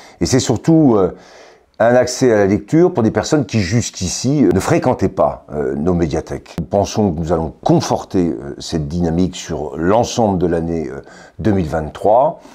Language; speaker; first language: French; native; French